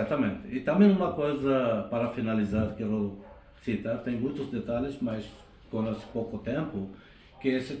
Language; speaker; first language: Portuguese; non-native, fluent; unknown